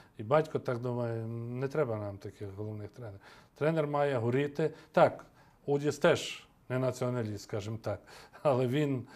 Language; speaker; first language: Ukrainian; native; Ukrainian